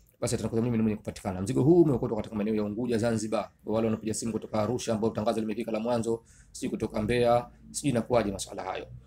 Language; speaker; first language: Swahili; native; Swahili